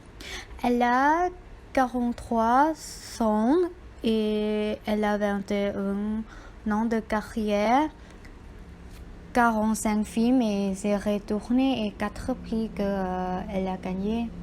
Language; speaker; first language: French; non-native, learner; Thai